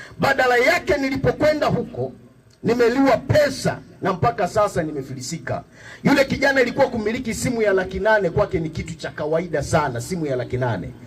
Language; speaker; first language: Swahili; native; Swahili